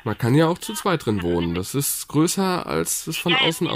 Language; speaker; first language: German; native; German